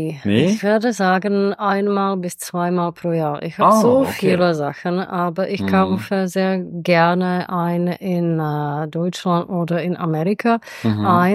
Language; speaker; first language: German; non-native, fluent; Czech